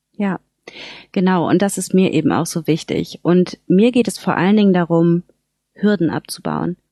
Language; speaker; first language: German; native; German